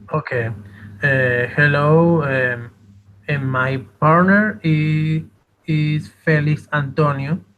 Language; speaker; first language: English; non-native, learner; Spanish